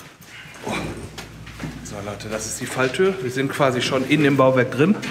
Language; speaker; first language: German; native; German